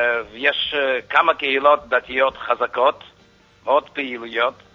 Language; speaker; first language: Hebrew; non-native, fluent; Yiddish